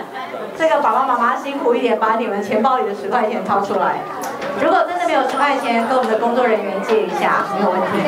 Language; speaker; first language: Chinese; native; Chinese